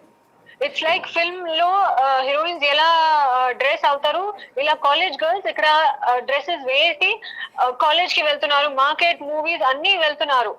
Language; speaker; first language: Telugu; non-native, local second language; Hindi